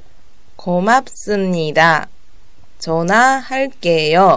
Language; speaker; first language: Korean; non-native, learner; Japanese